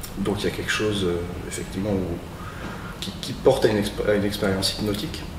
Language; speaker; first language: French; native; French